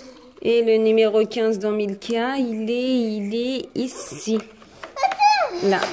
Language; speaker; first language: French; native; French